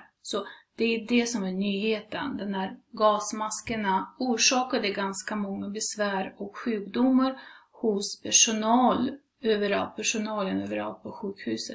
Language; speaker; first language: Swedish; non-native, fluent; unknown